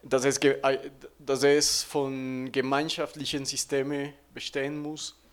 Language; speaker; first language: German; non-native, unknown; Spanish